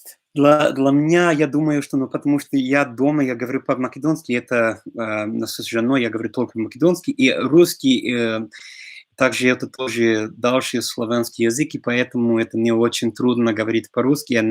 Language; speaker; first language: Russian; non-native, fluent; English